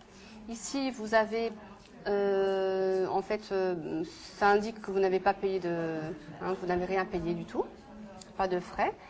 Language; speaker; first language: French; native; French